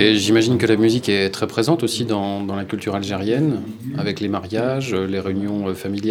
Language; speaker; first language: French; native; French